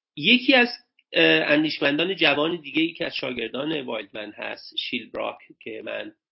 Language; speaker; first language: Persian; native; Persian